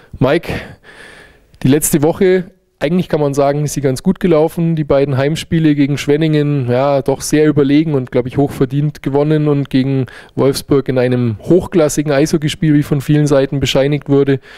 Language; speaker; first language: German; native; German